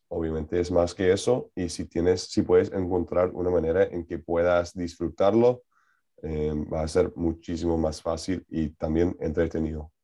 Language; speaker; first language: Spanish; non-native, learner; English